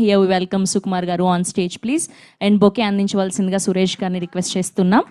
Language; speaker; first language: Telugu; native; Telugu